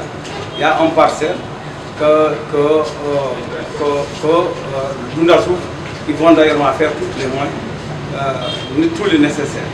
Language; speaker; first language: French; non-native, local second language; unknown